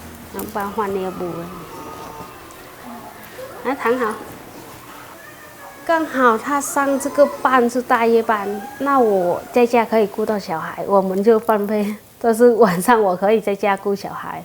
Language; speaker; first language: Chinese; non-native, fluent; Vietnamese